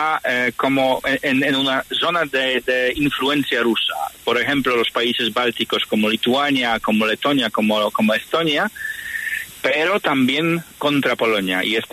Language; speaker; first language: Spanish; non-native, fluent; Polish